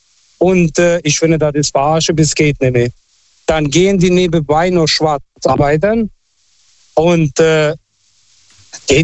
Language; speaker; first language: German; non-native, fluent; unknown